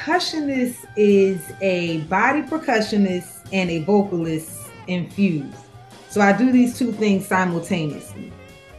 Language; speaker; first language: English; native; English